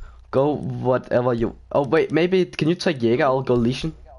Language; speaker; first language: English; non-native, fluent; Danish